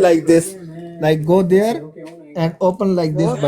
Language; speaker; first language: English; non-native, learner; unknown